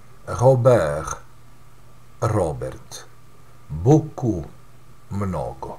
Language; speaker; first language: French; non-native, fluent; Serbian